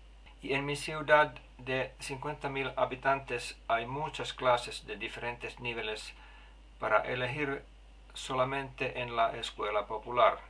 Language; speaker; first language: Spanish; non-native, learner; Finnish